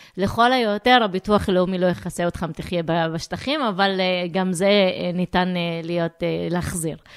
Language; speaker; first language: Hebrew; non-native, local second language; Arabic